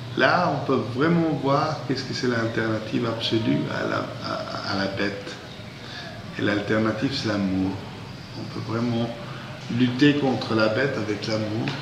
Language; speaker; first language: French; non-native, fluent; English